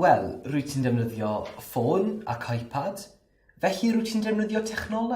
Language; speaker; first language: Welsh; non-native, learner; English